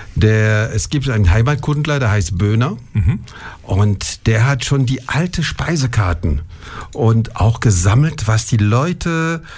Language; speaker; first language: German; non-native, local second language; French